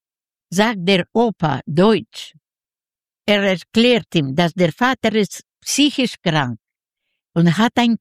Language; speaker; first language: German; non-native, learner; Yiddish